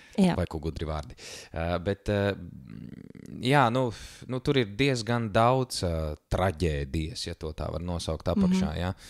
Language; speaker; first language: Latvian; native; Latvian